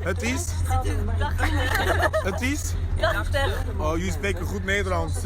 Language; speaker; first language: Dutch; non-native, learner; French